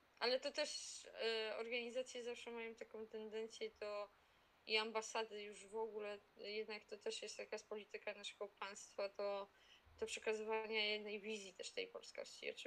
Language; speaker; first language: Polish; native; Polish